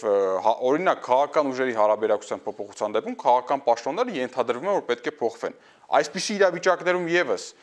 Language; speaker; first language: Armenian; native; Armenian